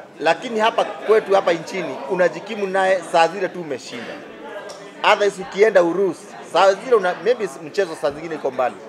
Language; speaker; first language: Swahili; non-native, local second language; Kikuyu